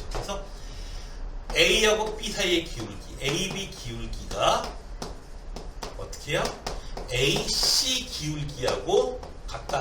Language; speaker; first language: Korean; native; Korean